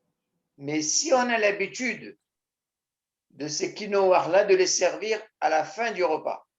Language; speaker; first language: French; native; French